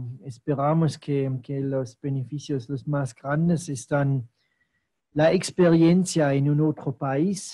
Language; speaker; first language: Spanish; non-native, fluent; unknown